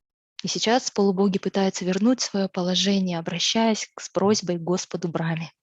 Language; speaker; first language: Russian; native; Russian